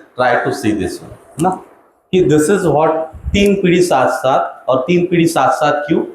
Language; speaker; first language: Hindi; non-native, local second language; Marathi